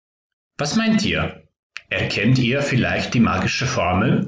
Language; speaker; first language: German; non-native, fluent; Croatian